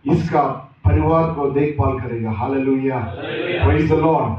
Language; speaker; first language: Hindi; non-native, local second language; Telugu